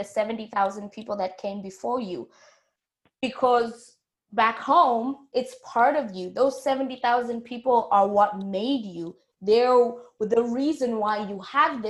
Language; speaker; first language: English; non-native, local second language; Tswana